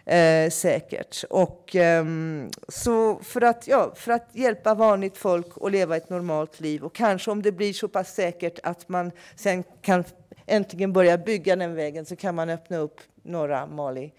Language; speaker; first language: Swedish; non-native, fluent; English